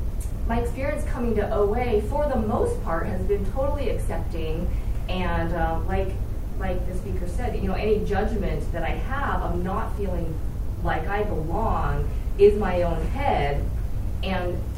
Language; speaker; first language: English; native; English